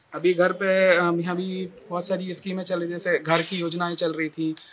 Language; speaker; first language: Hindi; native; Hindi